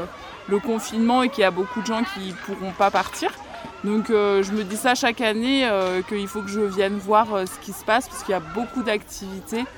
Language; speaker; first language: French; native; French